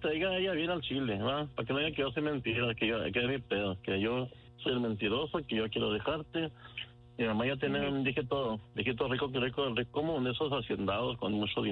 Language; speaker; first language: Spanish; native; Spanish